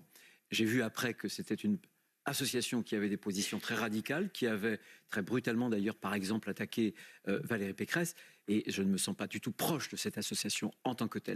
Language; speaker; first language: French; native; French